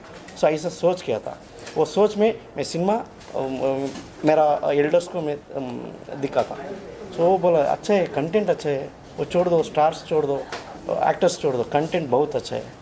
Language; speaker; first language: Hindi; non-native, learner; Kannada